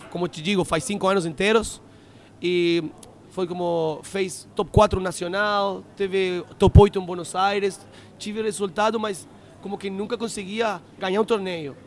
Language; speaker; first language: Portuguese; non-native, learner; Spanish